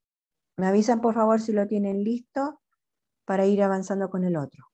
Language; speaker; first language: Spanish; native; Spanish